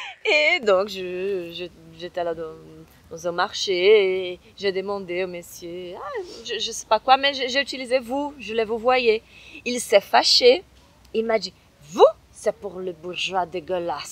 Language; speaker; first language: French; non-native, fluent; Portuguese